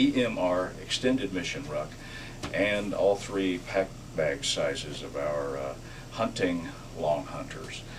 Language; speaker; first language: English; native; English